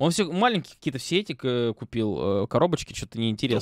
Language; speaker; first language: Russian; native; Russian